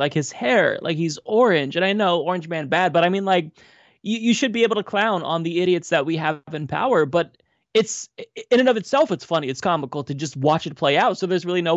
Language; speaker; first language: English; native; English